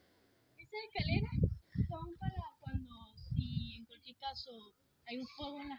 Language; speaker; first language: Spanish; early bilingual, heritage; Spanish